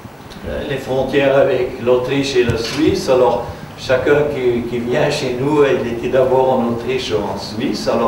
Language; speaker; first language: French; non-native, fluent; German